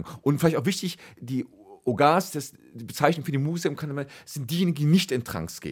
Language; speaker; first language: German; native; German